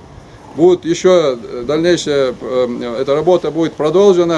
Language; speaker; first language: Russian; non-native, local second language; Ingush